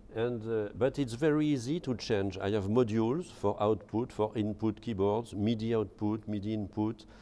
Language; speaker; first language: English; non-native, fluent; French